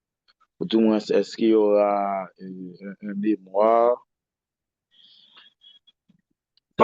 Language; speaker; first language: French; non-native, local second language; Haitian Creole